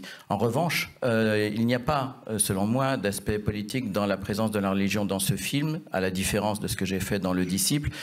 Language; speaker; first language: French; native; French